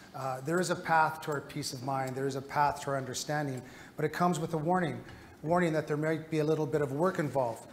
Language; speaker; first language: English; native; English